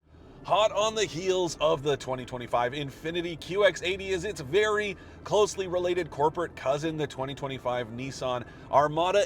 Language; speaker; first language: English; native; English